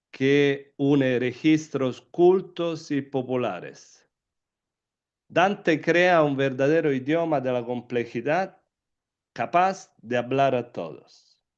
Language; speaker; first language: Spanish; non-native, fluent; Italian